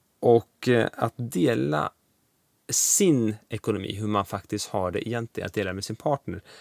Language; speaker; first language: Swedish; early bilingual, other home language; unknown